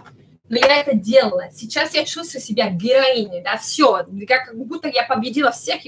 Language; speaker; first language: Russian; early bilingual, heritage; Italian